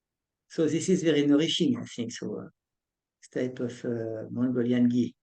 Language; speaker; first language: English; non-native, fluent; French